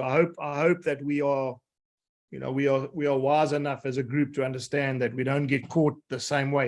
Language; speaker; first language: English; native; English